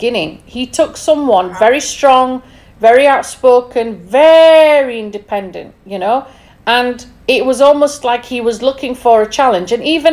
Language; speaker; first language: English; native; English